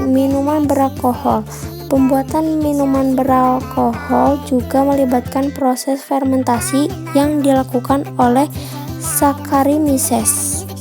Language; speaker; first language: Indonesian; native; Indonesian